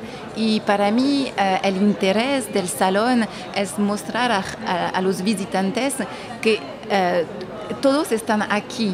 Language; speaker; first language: Spanish; non-native, fluent; French